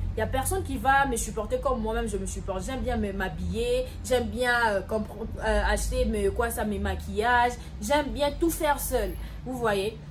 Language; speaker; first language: French; non-native, local second language; Lingala